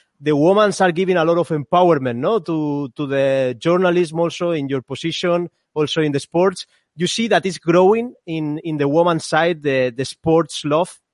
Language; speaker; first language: English; non-native, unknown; Spanish